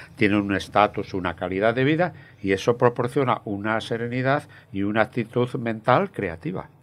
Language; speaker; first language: Spanish; native; Spanish